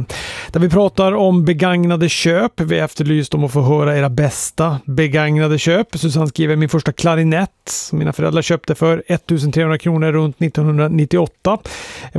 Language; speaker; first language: Swedish; native; Swedish